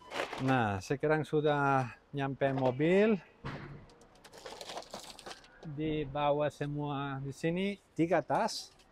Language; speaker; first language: Indonesian; non-native, learner; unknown